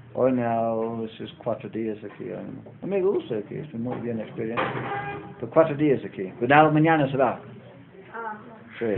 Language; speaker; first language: Spanish; non-native, learner; English